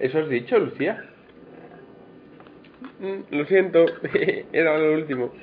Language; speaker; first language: Spanish; native; Spanish